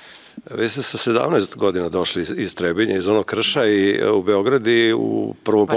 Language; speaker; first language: Serbian; native; Serbian